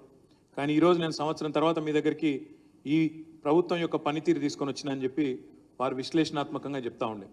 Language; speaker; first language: Telugu; native; Telugu